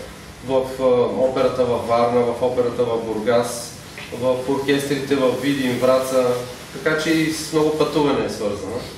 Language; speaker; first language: Bulgarian; native; Bulgarian